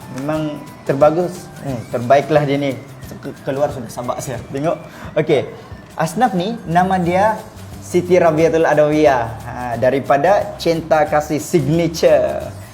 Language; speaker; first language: Malay; native; Malay